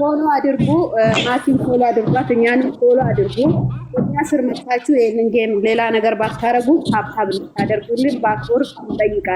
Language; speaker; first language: Amharic; non-native, local second language; Oromo